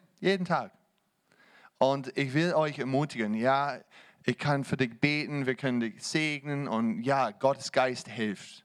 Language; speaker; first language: German; non-native, fluent; English